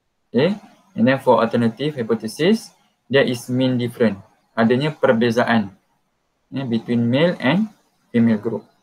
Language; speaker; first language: English; non-native, local second language; Malay